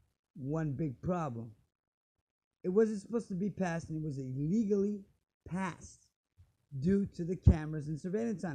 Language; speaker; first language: English; native; English